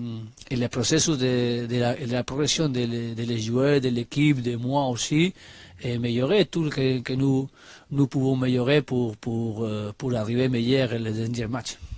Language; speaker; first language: French; non-native, learner; Spanish